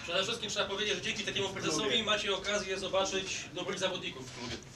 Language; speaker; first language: Polish; native; Polish